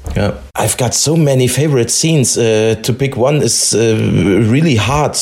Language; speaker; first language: English; non-native, fluent; German